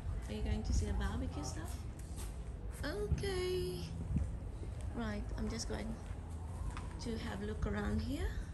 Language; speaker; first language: English; non-native, fluent; Indonesian